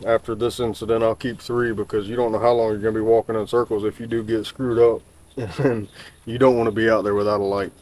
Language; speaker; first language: English; native; English